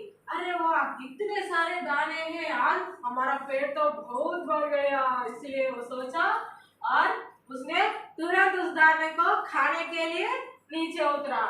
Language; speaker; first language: Hindi; non-native, local second language; Telugu